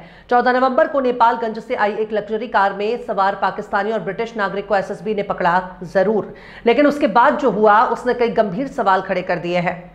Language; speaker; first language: Hindi; native; Hindi